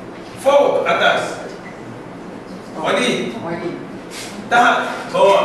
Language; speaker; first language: Arabic; non-native, fluent; Malay